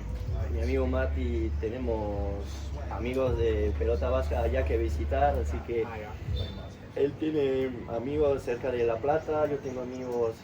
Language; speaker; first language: Spanish; non-native, fluent; French